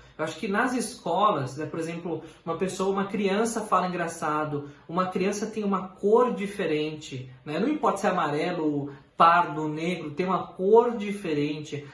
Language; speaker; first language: Portuguese; native; Portuguese